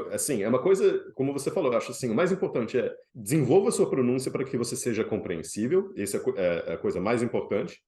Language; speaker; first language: Portuguese; native; Portuguese